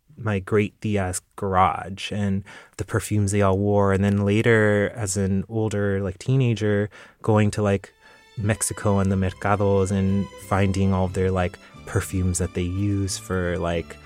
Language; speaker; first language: English; native; English